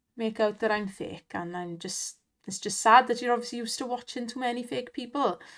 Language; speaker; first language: English; native; English